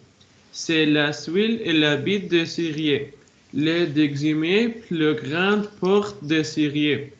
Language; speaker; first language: French; non-native, learner; Arabic